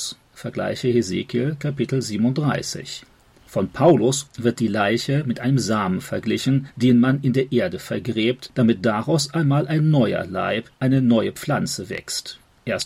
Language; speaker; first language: German; native; German